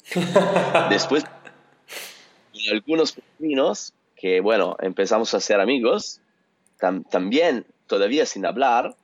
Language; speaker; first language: Spanish; non-native, learner; Italian